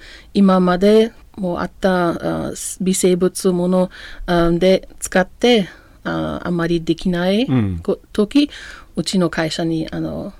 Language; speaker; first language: Japanese; non-native, learner; German